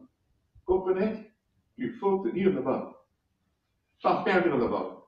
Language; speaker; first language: French; non-native, fluent; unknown